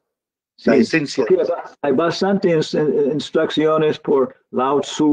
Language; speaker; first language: Spanish; non-native, learner; English